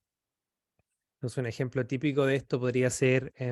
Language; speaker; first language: Spanish; native; Spanish